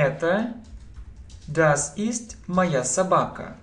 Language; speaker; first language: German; non-native, fluent; Russian